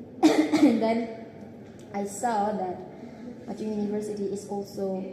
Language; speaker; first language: English; non-native, learner; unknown